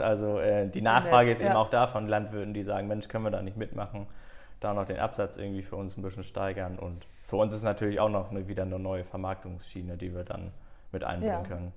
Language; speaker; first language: German; native; German